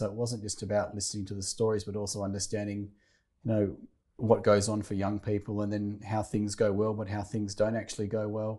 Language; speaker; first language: English; native; English